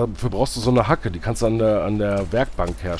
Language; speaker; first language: German; native; German